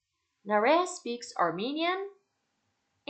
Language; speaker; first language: English; non-native, fluent; Armenian